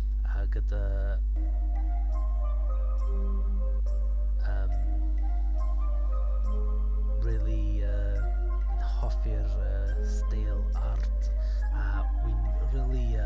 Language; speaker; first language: Welsh; non-native, learner; English